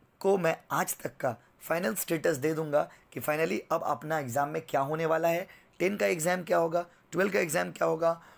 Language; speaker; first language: Hindi; native; Hindi